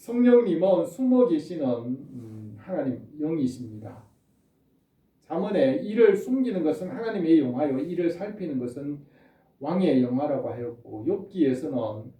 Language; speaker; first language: Korean; native; Korean